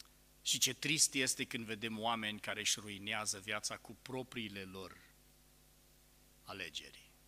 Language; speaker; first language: Romanian; native; Romanian